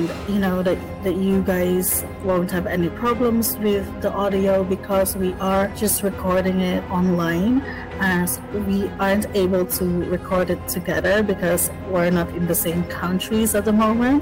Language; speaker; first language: English; non-native, local second language; Filipino